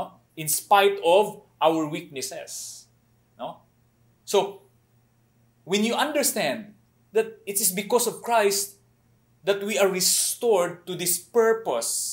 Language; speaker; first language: English; non-native, local second language; Cebuano